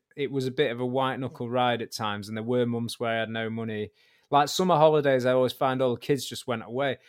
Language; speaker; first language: English; native; English